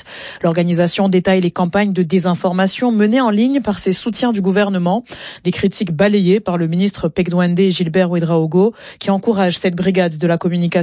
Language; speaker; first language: French; native; French